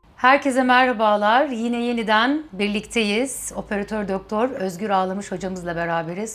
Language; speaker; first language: Turkish; native; Turkish